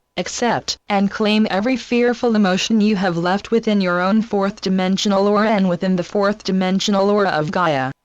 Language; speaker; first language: English; native; English